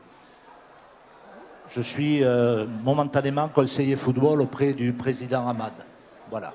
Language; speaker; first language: French; native; French